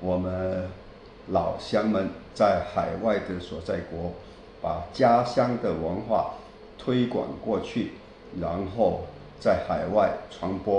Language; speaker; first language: Chinese; non-native, local second language; Min Nan Chinese